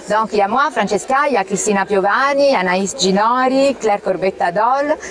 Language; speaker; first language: French; non-native, fluent; Italian